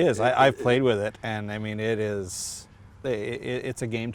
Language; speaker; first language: English; native; English